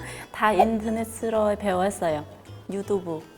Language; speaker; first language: Korean; non-native, learner; Vietnamese